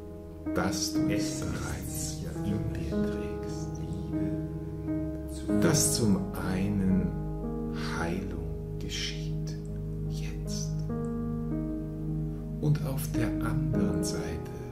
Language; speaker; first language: German; native; German